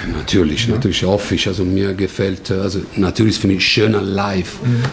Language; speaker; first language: German; non-native, learner; Italian